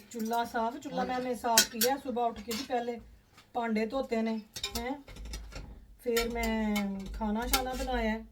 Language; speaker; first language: Urdu; non-native, local second language; Punjabi